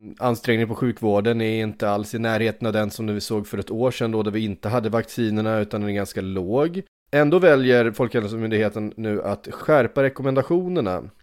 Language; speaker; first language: Swedish; native; Swedish